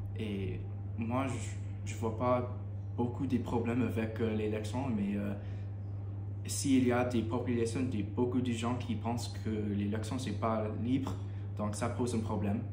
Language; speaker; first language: French; non-native, learner; English